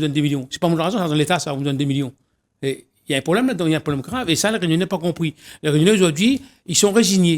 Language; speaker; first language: French; non-native, local second language; Réunion Creole French